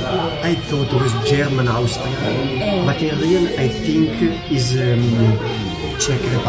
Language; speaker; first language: English; non-native, learner; Italian